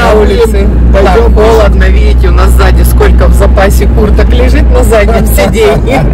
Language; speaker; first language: Russian; native; Russian